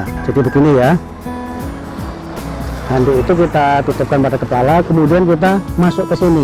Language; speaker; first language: Indonesian; native; Indonesian